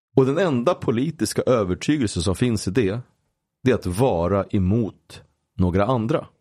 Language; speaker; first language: Swedish; native; Swedish